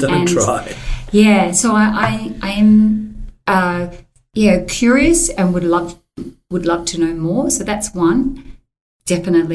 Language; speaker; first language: English; native; English